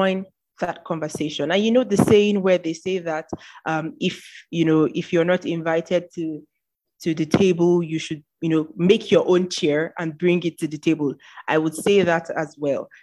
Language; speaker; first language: English; non-native, local second language; Yoruba